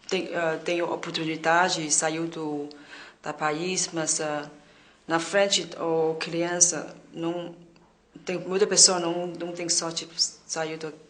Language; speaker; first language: Portuguese; non-native, learner; Khmer